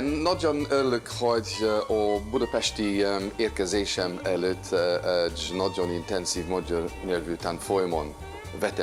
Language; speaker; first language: Hungarian; non-native, fluent; English